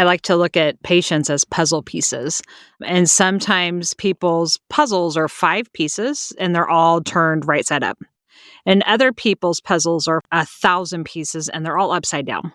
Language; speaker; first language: English; native; English